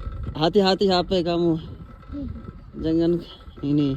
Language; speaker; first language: Indonesian; non-native, learner; Urdu